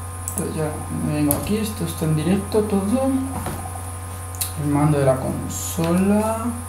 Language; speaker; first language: Spanish; native; Spanish